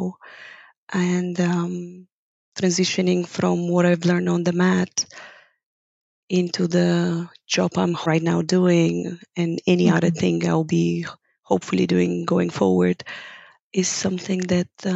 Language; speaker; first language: English; non-native, fluent; Bulgarian